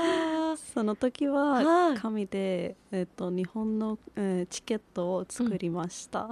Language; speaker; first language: Japanese; non-native, learner; Persian